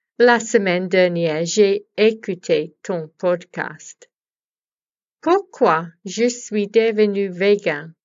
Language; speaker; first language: French; non-native, learner; English